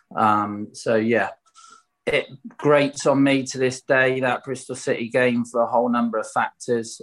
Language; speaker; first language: English; native; English